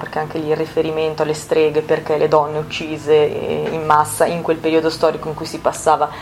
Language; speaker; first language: Italian; native; Italian